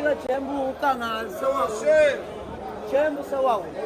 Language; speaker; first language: Chinese; native; Chinese